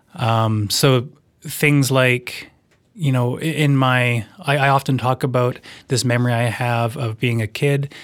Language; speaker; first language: English; native; English